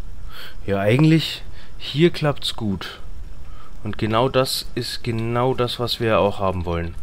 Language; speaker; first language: German; native; German